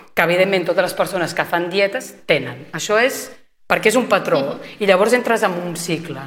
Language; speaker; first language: Catalan; native; Catalan